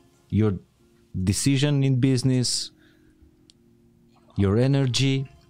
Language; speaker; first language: English; non-native, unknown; Romanian